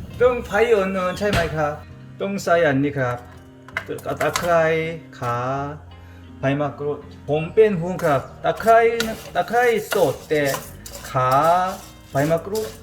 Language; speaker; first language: Thai; non-native, learner; Korean